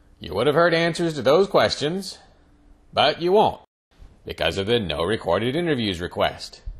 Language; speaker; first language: English; native; English